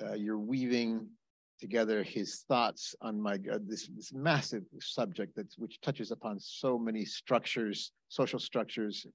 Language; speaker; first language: English; early bilingual, other home language; Spanish